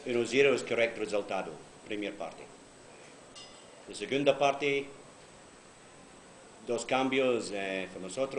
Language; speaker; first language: Spanish; non-native, learner; English